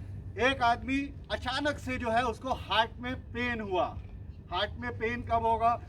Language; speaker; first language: Hindi; native; Hindi